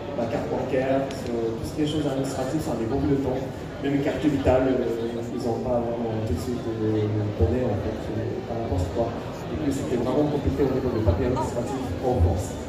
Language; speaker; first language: French; non-native, fluent; Japanese